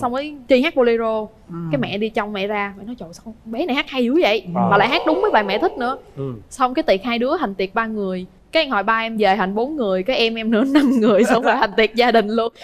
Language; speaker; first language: Vietnamese; native; Vietnamese